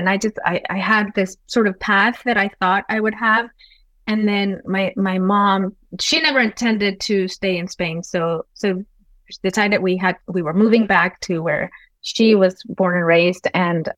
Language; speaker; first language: English; non-native, fluent; Spanish